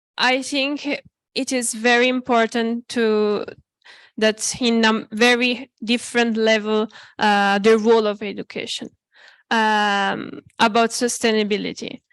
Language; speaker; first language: English; non-native, fluent; Italian